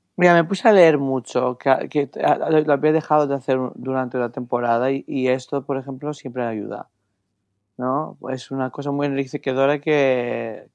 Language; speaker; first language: Spanish; non-native, fluent; Greek